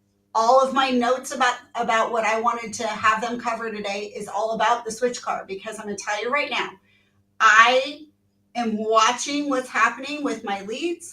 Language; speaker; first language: English; native; English